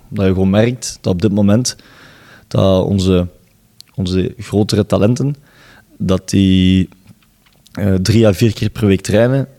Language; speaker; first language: Dutch; native; Dutch